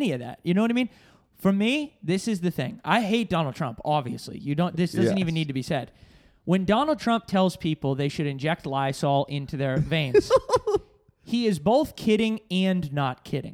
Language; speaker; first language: English; native; English